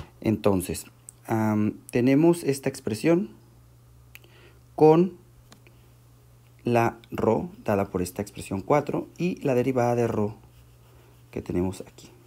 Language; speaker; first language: Spanish; native; Spanish